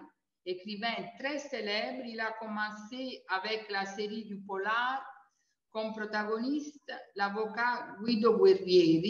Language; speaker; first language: French; non-native, fluent; Italian